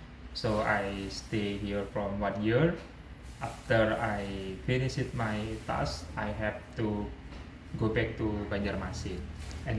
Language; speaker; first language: English; non-native, learner; Indonesian